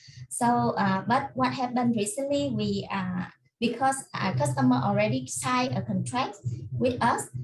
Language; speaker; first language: English; non-native, learner; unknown